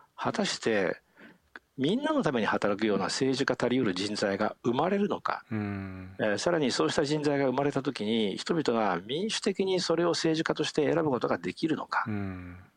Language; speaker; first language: Japanese; native; Japanese